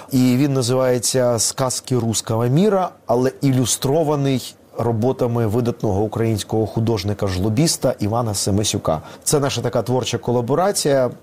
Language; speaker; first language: Ukrainian; non-native, local second language; Russian